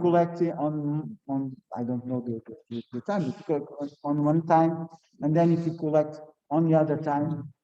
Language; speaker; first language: English; non-native, learner; Portuguese